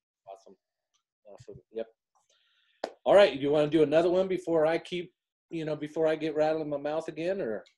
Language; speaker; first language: English; native; English